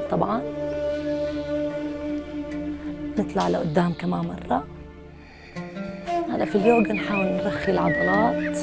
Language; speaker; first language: Arabic; native; Arabic